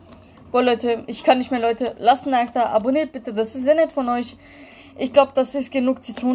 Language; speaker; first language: German; early bilingual, other home language; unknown